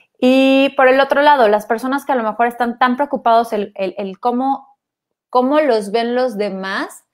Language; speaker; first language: Spanish; native; Spanish